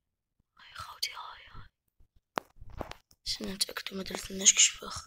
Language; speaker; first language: Arabic; native; Arabic